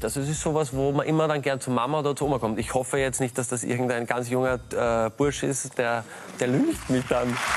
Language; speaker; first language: German; native; German